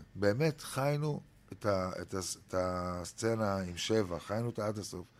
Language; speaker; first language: Hebrew; native; Hebrew